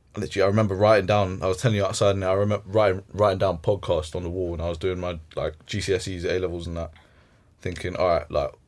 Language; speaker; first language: English; early bilingual, other home language; Arabic